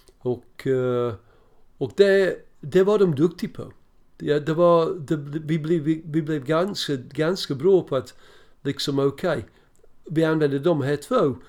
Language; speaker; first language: Swedish; non-native, fluent; English